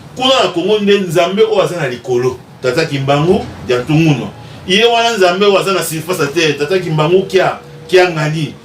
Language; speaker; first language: Lingala; non-native, local second language; Kongo